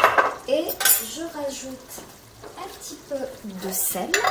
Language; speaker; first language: French; non-native, local second language; Arabic